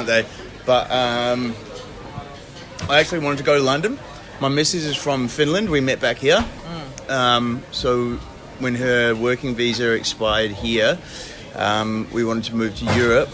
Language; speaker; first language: English; native; English